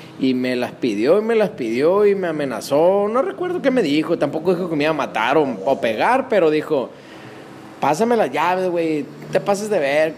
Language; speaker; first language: Spanish; native; Spanish